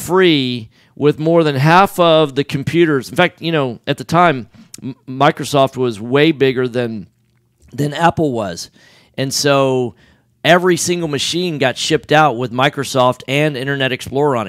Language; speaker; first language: English; native; English